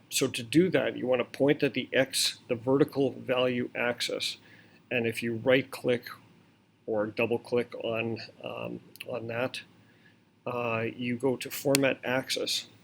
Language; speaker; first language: English; native; English